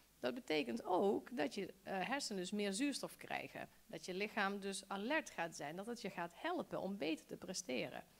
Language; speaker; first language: Dutch; early bilingual, other home language; Bosnian